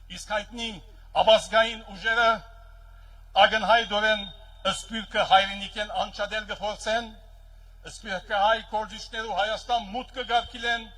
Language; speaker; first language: Armenian; early bilingual, heritage; Armenian